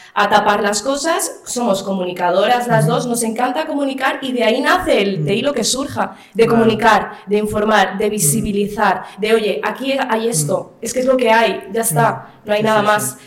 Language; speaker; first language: Spanish; early bilingual, other home language; Arabic